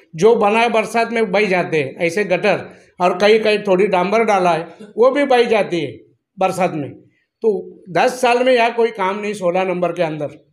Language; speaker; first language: Hindi; non-native, local second language; Marathi